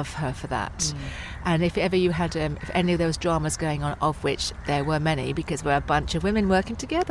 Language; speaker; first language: English; native; English